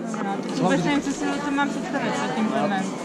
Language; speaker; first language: Czech; native; Czech